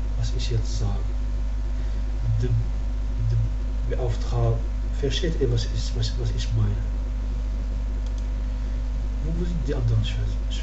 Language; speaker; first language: German; non-native, learner; Arabic